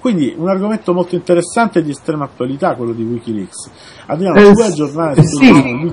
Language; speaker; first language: Italian; native; Italian